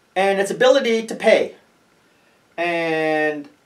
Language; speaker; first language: English; native; English